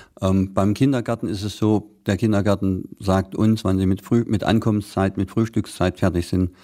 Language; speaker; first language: German; native; German